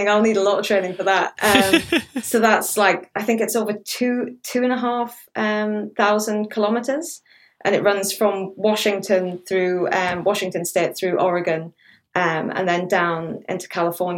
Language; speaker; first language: English; native; English